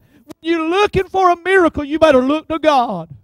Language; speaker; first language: English; native; English